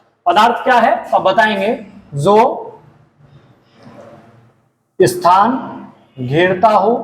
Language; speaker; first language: Hindi; native; Hindi